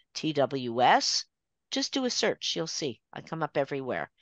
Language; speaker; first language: English; native; English